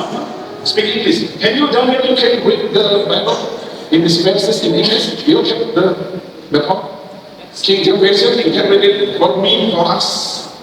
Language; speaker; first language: English; non-native, learner; Indonesian